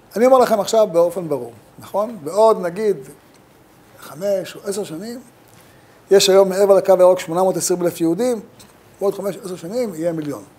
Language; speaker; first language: Hebrew; native; Hebrew